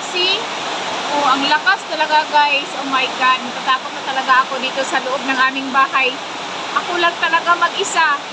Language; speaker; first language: Filipino; non-native, local second language; Cebuano